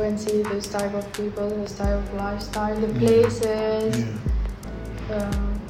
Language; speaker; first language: English; non-native, fluent; Morisyen